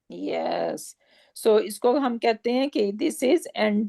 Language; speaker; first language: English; non-native, local second language; Urdu